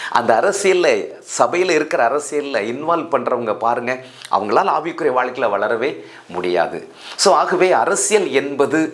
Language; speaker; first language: Tamil; native; Tamil